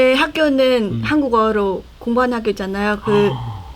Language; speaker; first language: Korean; non-native, fluent; Khmer